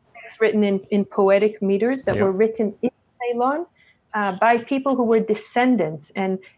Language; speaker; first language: English; early bilingual, other home language; Hebrew